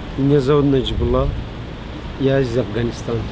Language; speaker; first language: Russian; non-native, learner; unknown